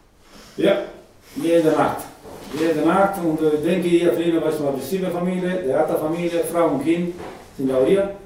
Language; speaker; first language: German; non-native, learner; Italian